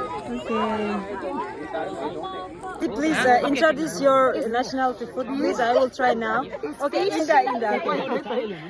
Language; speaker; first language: English; non-native, learner; Kazakh